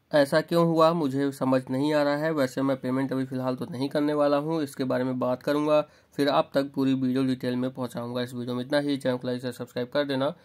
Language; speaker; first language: Hindi; native; Hindi